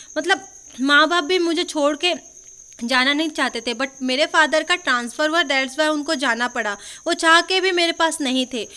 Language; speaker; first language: Hindi; non-native, local second language; Marathi